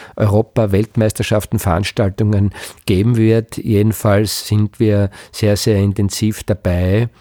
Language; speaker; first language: German; native; German